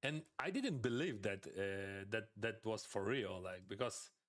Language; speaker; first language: English; non-native, fluent; Ukrainian